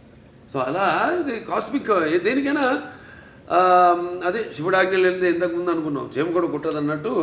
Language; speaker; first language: Telugu; native; Telugu